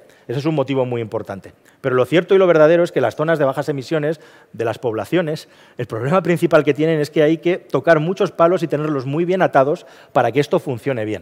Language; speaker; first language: Spanish; native; Spanish